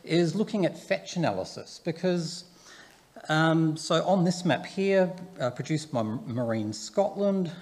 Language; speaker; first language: English; native; English